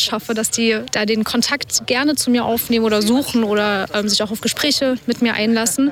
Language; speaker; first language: German; native; German